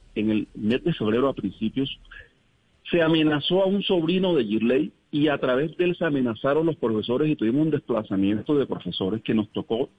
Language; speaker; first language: Spanish; native; Spanish